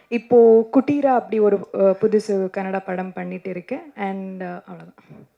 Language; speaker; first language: Tamil; non-native, learner; Kannada